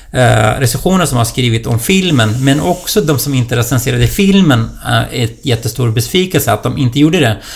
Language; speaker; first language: Swedish; non-native, fluent; Kurdish